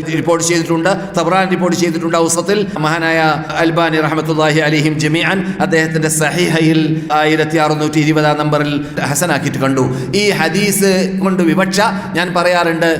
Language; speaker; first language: Malayalam; native; Malayalam